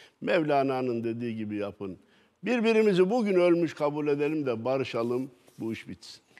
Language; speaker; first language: Turkish; native; Turkish